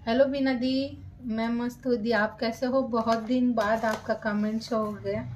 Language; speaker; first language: Hindi; non-native, local second language; Marathi